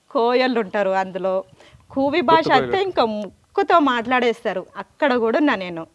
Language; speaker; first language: Telugu; native; Telugu